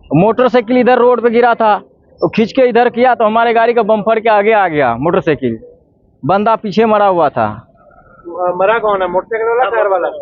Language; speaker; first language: Hindi; non-native, local second language; Punjabi